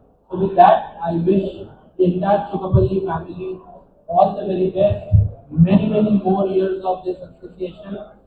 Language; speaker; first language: English; non-native, local second language; Telugu